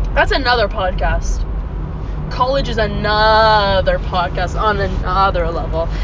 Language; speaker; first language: English; native; English